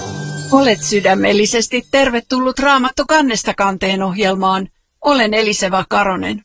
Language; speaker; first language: Finnish; native; Finnish